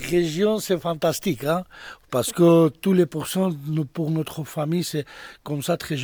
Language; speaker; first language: French; non-native, learner; Georgian